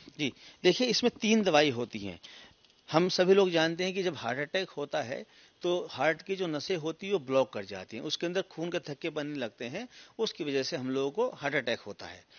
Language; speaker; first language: Hindi; native; Hindi